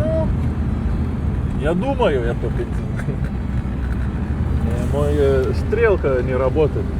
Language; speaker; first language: Russian; non-native, learner; Lithuanian